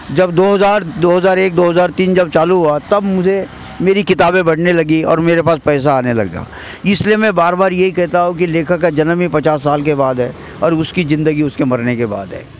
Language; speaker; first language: Hindi; non-native, local second language; Marathi